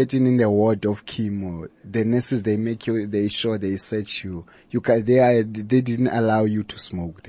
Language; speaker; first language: English; non-native, local second language; Xhosa